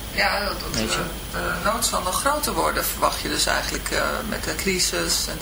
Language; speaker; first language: Dutch; native; Dutch